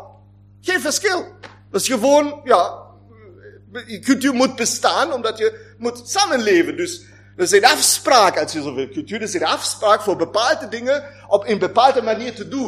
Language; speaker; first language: Dutch; non-native, fluent; German